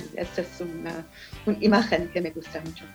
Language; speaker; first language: Spanish; non-native, learner; German